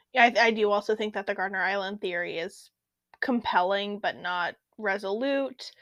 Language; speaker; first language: English; native; English